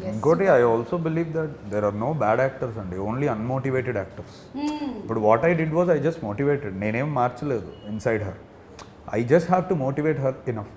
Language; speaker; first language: Telugu; native; Telugu